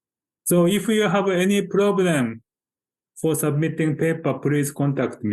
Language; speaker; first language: English; non-native, fluent; Japanese